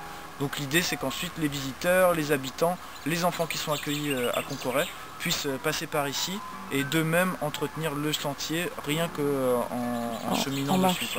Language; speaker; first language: French; native; French